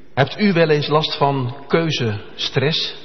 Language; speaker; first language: Dutch; native; Dutch